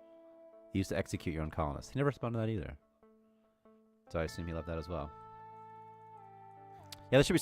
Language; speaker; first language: English; native; English